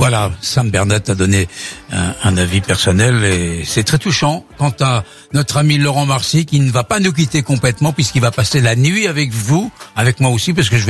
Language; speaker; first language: French; native; French